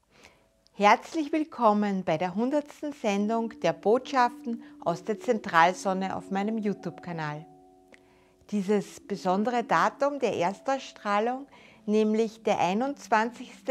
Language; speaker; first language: German; native; German